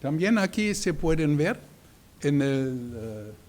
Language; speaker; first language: Spanish; non-native, learner; German